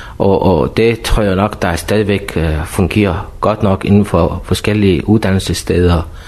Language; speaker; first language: Danish; non-native, fluent; Persian